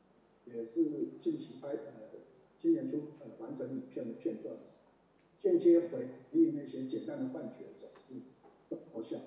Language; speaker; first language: Chinese; native; Chinese